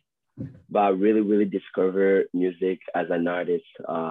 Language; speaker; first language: English; native; English